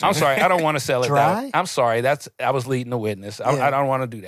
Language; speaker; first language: English; native; English